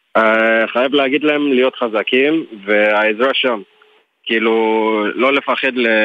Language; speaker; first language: Hebrew; non-native, fluent; English